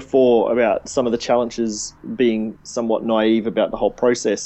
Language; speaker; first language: English; native; English